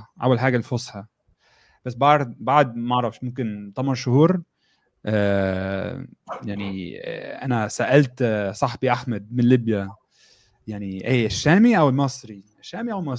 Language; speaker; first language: Arabic; non-native, fluent; English